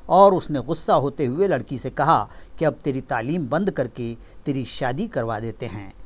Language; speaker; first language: Urdu; native; Urdu